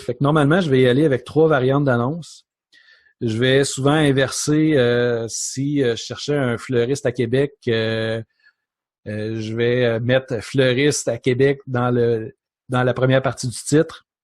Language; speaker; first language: French; native; French